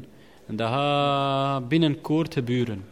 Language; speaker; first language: Dutch; non-native, learner; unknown